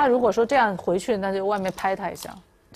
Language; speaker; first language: Chinese; native; Chinese